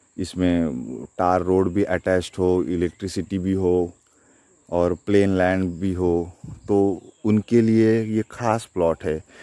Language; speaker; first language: Hindi; non-native, local second language; Marathi